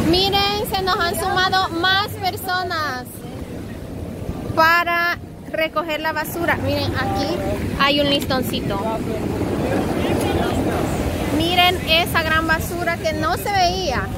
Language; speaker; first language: Spanish; native; Spanish